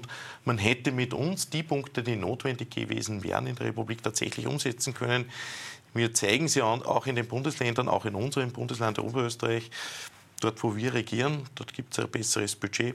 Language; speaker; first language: German; native; German